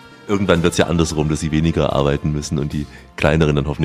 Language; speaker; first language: German; native; German